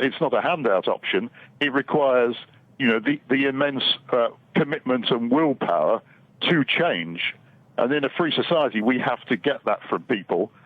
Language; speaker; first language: English; native; English